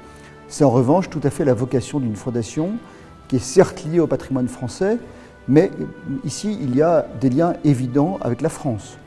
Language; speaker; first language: French; native; French